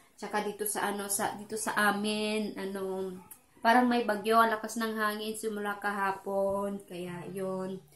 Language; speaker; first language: Filipino; non-native, local second language; Cebuano